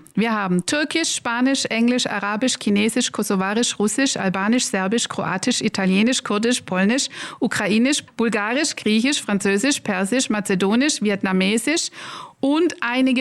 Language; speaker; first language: German; native; German